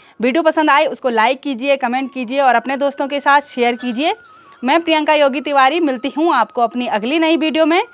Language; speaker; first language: Hindi; non-native, local second language; Garhwali